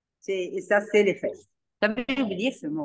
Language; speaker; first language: French; non-native, learner; Spanish